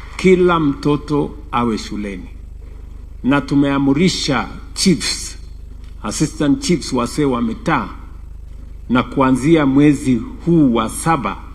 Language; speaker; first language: Swahili; non-native, local second language; Kalenjin